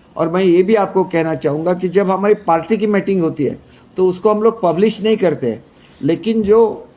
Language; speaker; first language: Hindi; non-native, local second language; Marathi